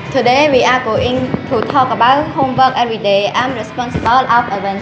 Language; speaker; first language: English; non-native, learner; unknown